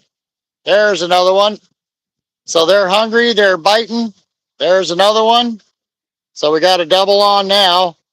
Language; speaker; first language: English; native; English